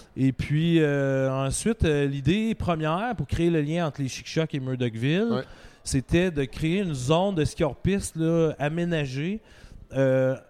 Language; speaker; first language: French; native; French